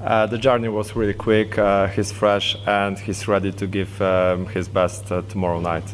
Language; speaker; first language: English; non-native, fluent; Polish